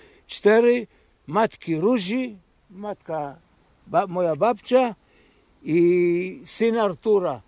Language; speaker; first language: Polish; early bilingual, heritage; Polish